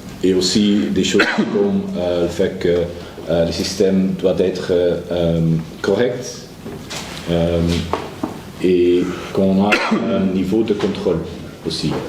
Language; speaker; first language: French; non-native, learner; Dutch